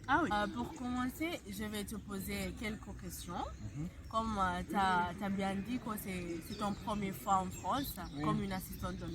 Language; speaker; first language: French; non-native, fluent; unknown